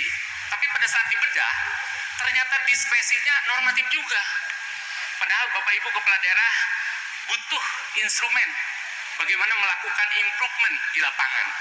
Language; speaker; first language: Indonesian; non-native, local second language; Sundanese